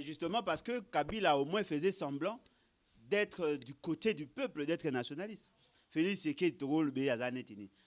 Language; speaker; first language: French; non-native, local second language; Lingala